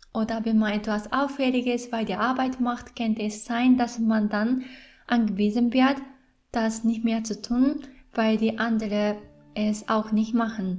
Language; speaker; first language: German; non-native, fluent; Japanese